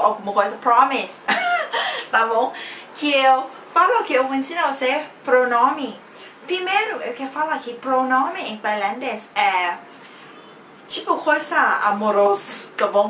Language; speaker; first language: Portuguese; non-native, fluent; Thai